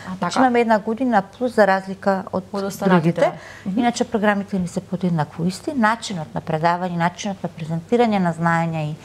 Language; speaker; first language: Macedonian; native; Macedonian